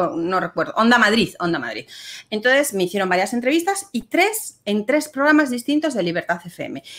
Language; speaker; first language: Spanish; native; Spanish